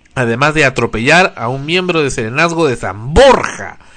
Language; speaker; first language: Spanish; native; Spanish